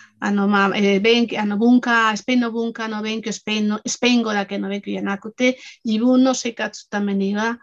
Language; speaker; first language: Japanese; non-native, fluent; Spanish